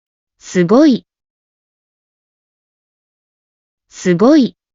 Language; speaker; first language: Japanese; native; Japanese